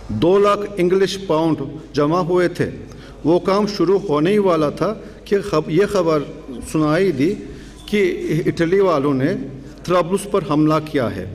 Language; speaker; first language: Urdu; non-native, fluent; Turkish